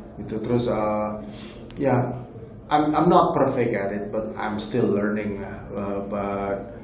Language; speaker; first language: English; non-native, fluent; Indonesian